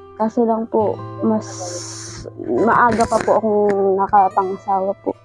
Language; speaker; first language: Filipino; non-native, local second language; Bikol